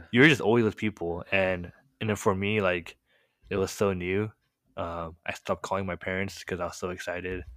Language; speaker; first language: English; early bilingual, other home language; Korean